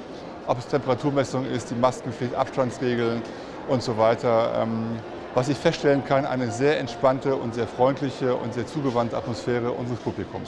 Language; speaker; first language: German; native; German